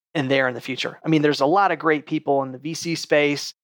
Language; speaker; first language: English; native; English